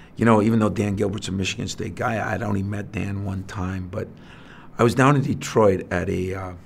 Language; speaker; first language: English; native; English